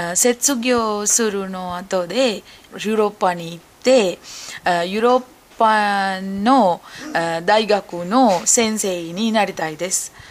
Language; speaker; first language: Japanese; non-native, learner; Sinhala